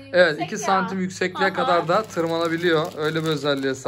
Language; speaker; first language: Turkish; native; Turkish